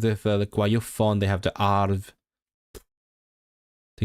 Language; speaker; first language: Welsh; non-native, learner; Cantonese